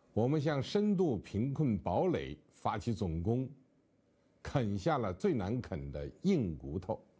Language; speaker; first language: Chinese; native; Chinese